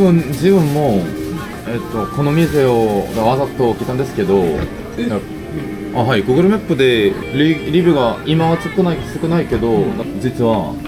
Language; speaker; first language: Japanese; non-native, fluent; Korean